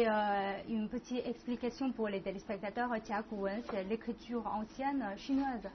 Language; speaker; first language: French; non-native, fluent; Chinese